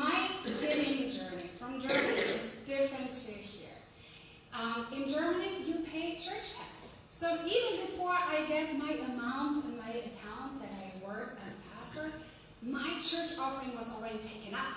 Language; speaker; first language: English; non-native, fluent; German